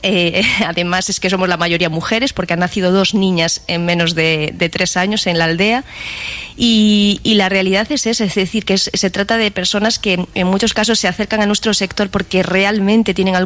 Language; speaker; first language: Spanish; native; Spanish